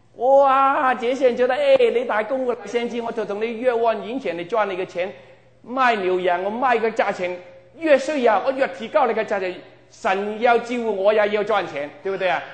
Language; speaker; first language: Chinese; non-native, local second language; Cantonese